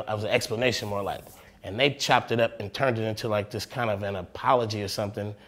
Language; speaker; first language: English; native; English